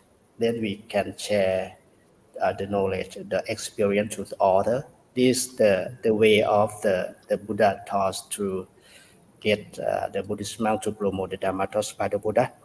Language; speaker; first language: English; non-native, learner; Thai